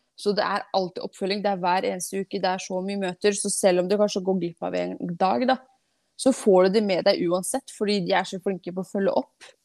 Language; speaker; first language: Norwegian; non-native, fluent; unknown